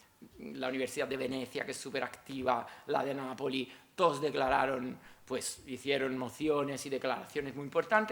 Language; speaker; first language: Spanish; non-native, fluent; Italian